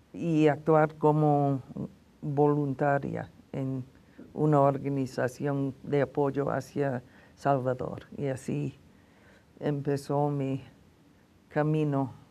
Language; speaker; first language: Spanish; non-native, fluent; English